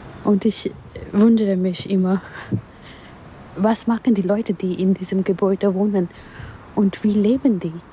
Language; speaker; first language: German; non-native, learner; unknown